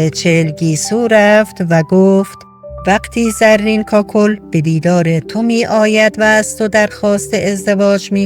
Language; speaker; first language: Persian; native; Persian